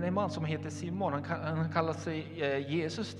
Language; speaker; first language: Swedish; non-native, fluent; Portuguese